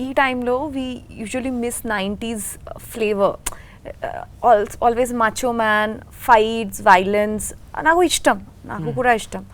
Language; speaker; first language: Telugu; non-native, learner; Bangla